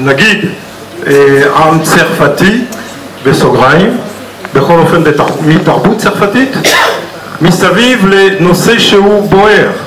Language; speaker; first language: Hebrew; non-native, fluent; French